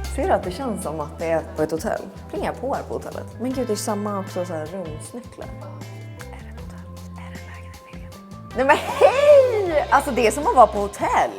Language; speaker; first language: Swedish; native; Swedish